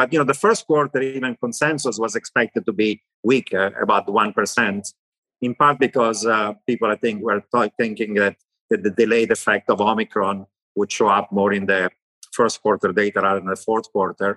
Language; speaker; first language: English; non-native, fluent; Italian